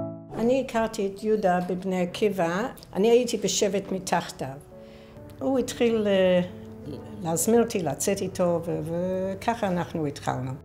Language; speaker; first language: Hebrew; non-native, fluent; English